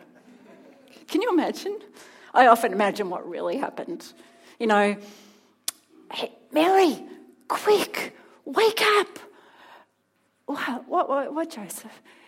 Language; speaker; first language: English; native; English